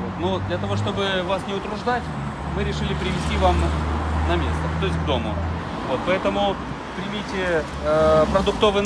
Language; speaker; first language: Russian; native; Russian